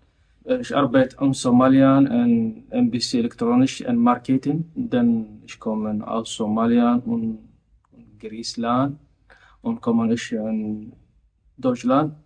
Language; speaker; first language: German; non-native, learner; Somali